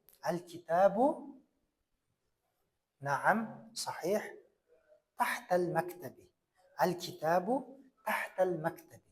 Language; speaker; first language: Arabic; non-native, fluent; Kyrgyz